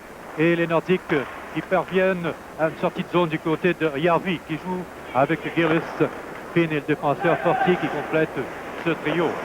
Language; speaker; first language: French; native; French